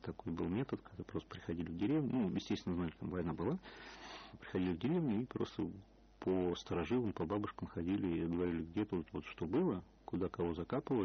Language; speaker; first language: Russian; native; Russian